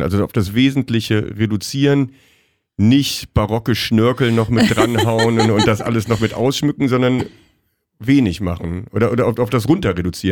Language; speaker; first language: German; native; German